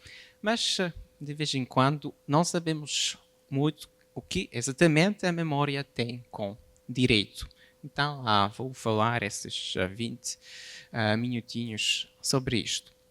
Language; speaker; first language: Portuguese; non-native, fluent; Polish